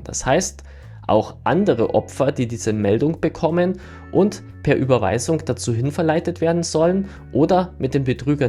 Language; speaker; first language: German; native; German